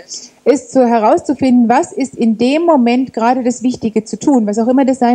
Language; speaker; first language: German; native; German